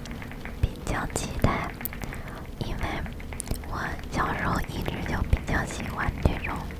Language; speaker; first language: Chinese; early bilingual, heritage; English